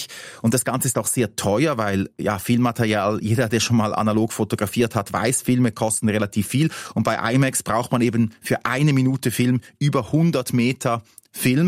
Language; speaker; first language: German; native; German